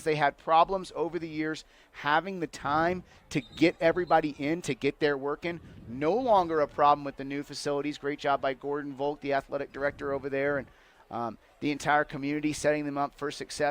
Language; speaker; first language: English; native; English